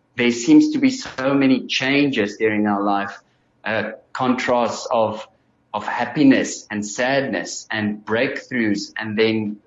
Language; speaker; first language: English; non-native, local second language; Afrikaans